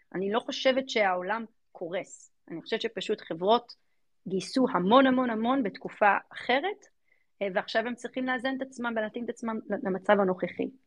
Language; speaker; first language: Hebrew; early bilingual, other home language; English